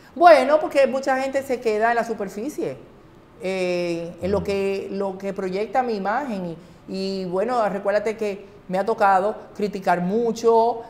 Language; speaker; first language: Spanish; native; Spanish